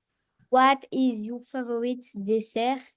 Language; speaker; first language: English; non-native, learner; French